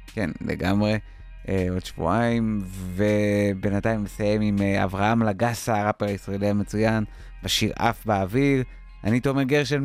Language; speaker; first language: Hebrew; native; Hebrew